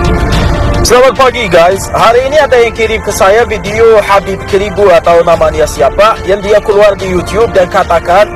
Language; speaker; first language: Indonesian; non-native, fluent; Arabic